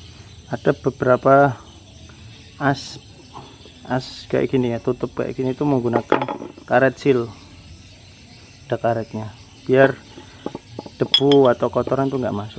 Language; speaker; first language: Indonesian; native; Indonesian